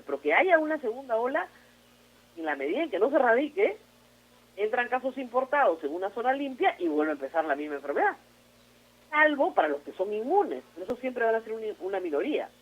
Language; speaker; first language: Spanish; native; Spanish